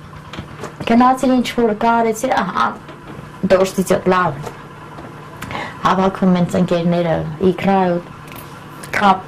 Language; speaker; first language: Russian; non-native, local second language; Armenian